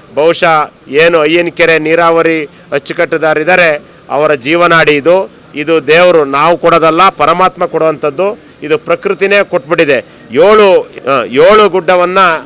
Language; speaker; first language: Kannada; native; Kannada